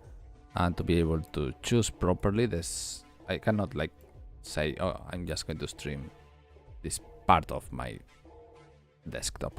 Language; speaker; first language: English; non-native, fluent; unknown